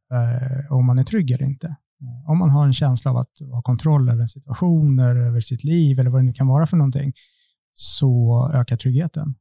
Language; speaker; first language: Swedish; native; Swedish